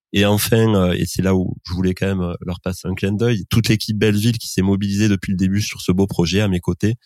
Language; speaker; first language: French; native; French